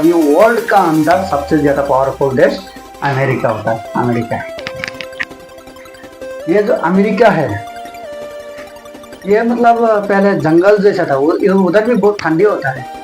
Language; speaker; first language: Hindi; non-native, local second language; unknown